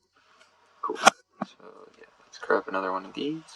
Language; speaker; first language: English; native; English